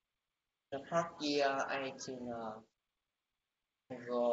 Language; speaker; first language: English; non-native, learner; Vietnamese